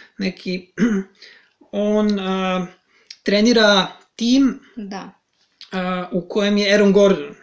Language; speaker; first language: Serbian; native; Serbian